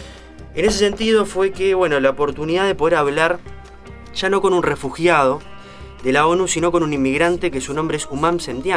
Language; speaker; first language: Spanish; native; Spanish